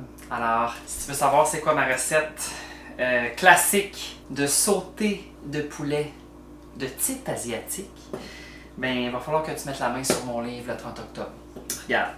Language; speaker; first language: French; native; French